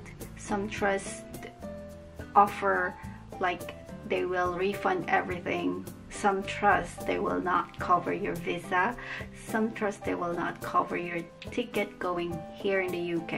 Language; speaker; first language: English; non-native, local second language; Filipino